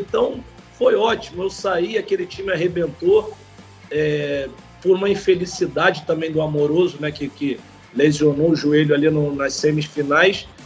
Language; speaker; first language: Portuguese; native; Portuguese